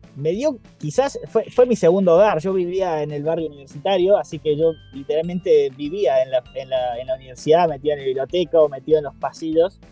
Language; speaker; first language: Spanish; native; Spanish